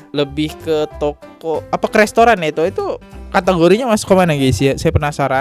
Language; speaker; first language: Indonesian; native; Indonesian